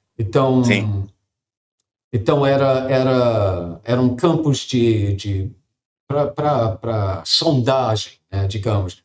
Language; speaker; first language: Portuguese; non-native, fluent; English